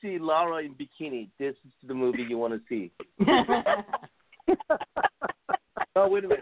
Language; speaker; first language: English; non-native, fluent; Korean